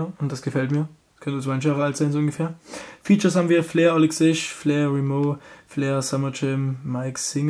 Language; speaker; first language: German; native; German